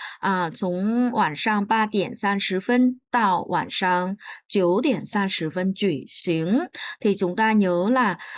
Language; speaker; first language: Vietnamese; native; Vietnamese